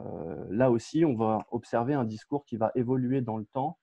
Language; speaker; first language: French; native; French